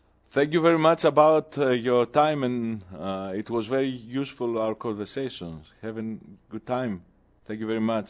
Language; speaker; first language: English; non-native, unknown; Greek